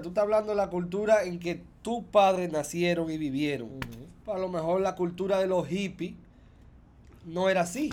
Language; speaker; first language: Spanish; early bilingual, heritage; Spanish